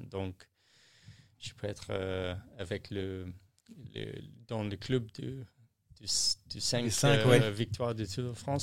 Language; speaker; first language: French; non-native, learner; English